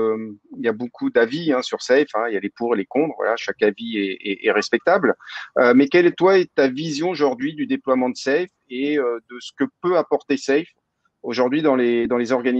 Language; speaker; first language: French; native; French